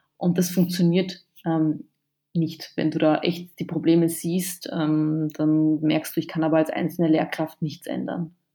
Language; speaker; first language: German; early bilingual, other home language; Bosnian